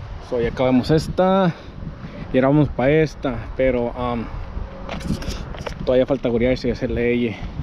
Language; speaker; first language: Spanish; early bilingual, heritage; Spanish